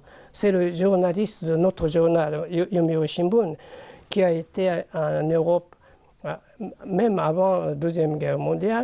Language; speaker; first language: French; non-native, fluent; Japanese